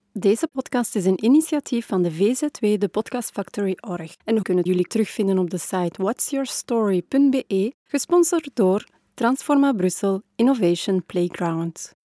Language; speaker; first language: Dutch; non-native, local second language; French